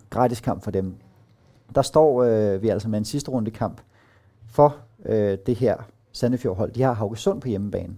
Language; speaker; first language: Danish; native; Danish